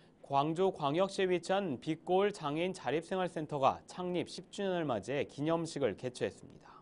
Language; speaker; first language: Korean; native; Korean